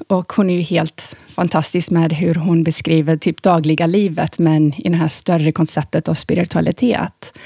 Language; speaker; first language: Swedish; early bilingual, heritage; Swedish